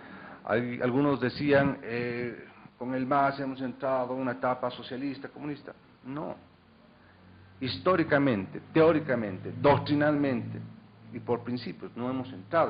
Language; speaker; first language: Spanish; native; Spanish